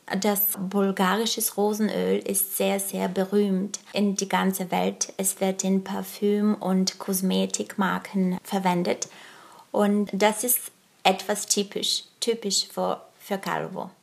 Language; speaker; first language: German; early bilingual, other home language; Bulgarian